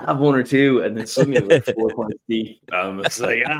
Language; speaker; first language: English; native; English